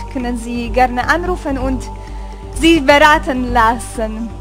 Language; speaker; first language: German; non-native, fluent; Hungarian